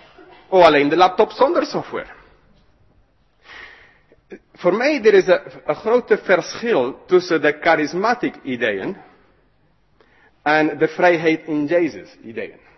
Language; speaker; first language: Dutch; non-native, fluent; English